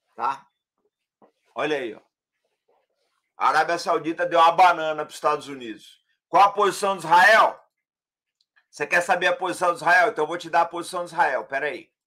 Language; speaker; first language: Portuguese; native; Portuguese